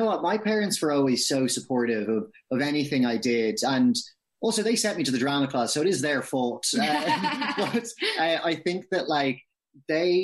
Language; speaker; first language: English; native; English